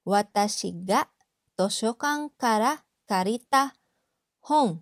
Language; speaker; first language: Japanese; non-native, fluent; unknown